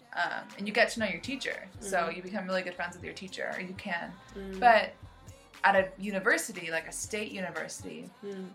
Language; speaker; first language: English; native; English